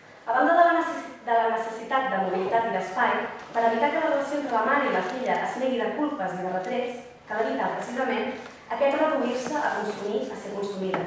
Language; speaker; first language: Catalan; native; Catalan